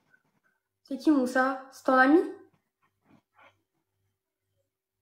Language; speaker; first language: French; early bilingual, other home language; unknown